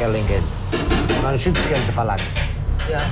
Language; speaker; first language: German; non-native, learner; Italian